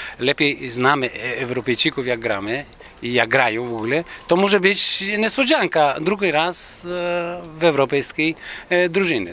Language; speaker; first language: Polish; non-native, learner; Greek